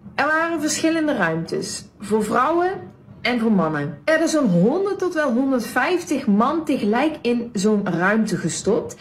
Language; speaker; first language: Dutch; native; Dutch